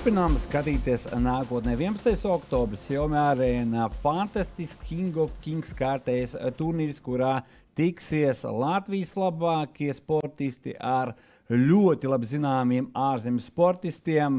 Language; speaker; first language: Latvian; native; Latvian